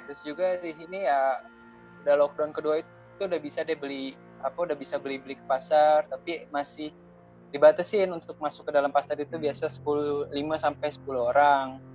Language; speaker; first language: Indonesian; native; Indonesian